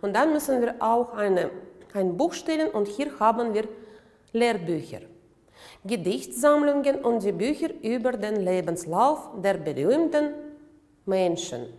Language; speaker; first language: German; non-native, fluent; Uzbek